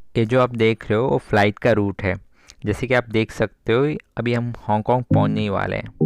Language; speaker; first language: Hindi; non-native, local second language; Kannada